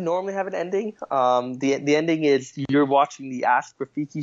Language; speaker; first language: English; native; English